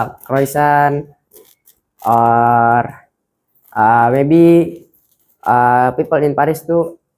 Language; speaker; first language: English; non-native, learner; Indonesian